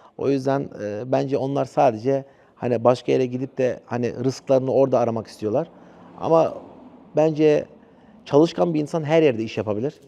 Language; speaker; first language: Turkish; early bilingual, heritage; Turkish